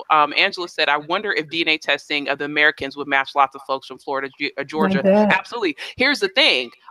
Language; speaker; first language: English; native; English